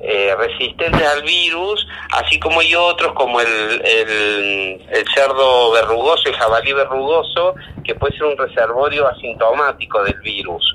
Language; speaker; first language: Spanish; native; Spanish